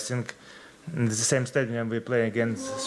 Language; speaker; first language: English; non-native, learner; Ukrainian